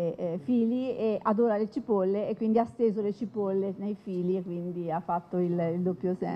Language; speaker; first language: Italian; native; Italian